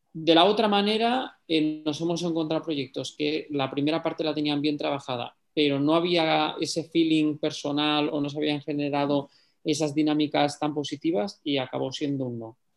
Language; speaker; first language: Spanish; native; Spanish